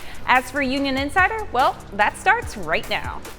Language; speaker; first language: English; native; English